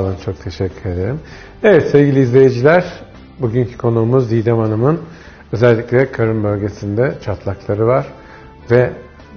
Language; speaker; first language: Turkish; native; Turkish